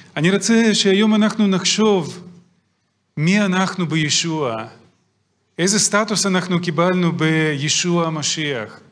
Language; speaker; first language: Hebrew; non-native, fluent; Russian